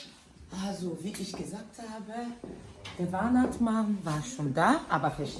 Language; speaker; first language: German; non-native, fluent; Lingala